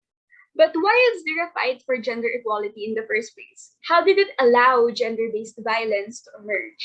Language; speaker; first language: English; non-native, local second language; Filipino